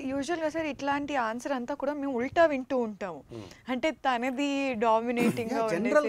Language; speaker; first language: Telugu; native; Telugu